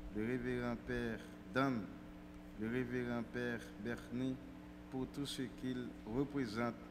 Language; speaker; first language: French; native; French